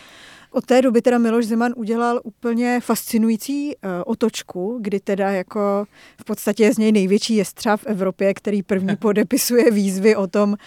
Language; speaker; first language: Czech; native; Czech